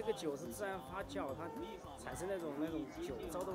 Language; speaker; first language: Chinese; native; Chinese